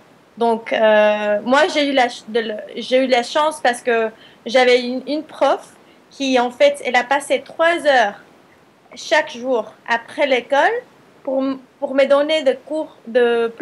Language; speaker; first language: French; non-native, fluent; Spanish